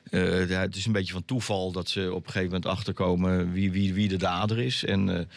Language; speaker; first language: Dutch; native; Dutch